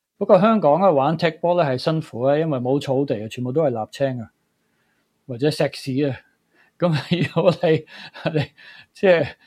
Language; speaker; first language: Cantonese; early bilingual, heritage; Cantonese